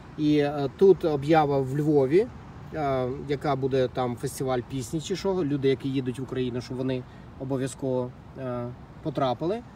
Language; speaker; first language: Ukrainian; non-native, local second language; Russian